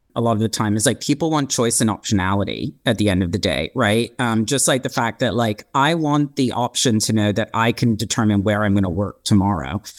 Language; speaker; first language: English; native; English